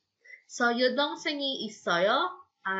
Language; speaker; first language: Korean; non-native, fluent; Filipino